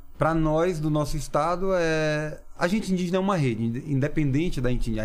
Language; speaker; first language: Portuguese; non-native, local second language; Kayapó